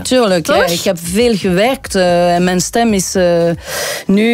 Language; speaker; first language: Dutch; non-native, local second language; French